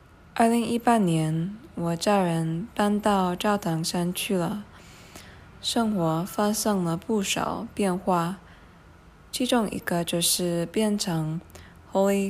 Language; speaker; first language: Chinese; non-native, fluent; English